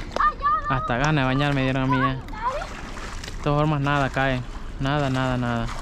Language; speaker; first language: Spanish; native; Spanish